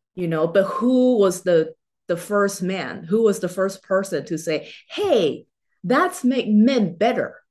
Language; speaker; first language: English; non-native, fluent; Chinese